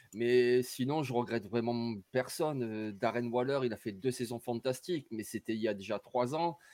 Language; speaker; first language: French; native; French